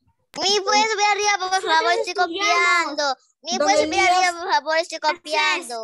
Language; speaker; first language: Spanish; native; Spanish